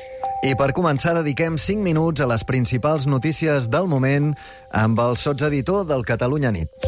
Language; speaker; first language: Catalan; native; Catalan